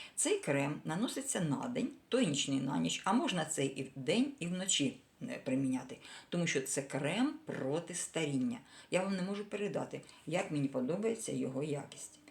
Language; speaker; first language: Ukrainian; non-native, local second language; Russian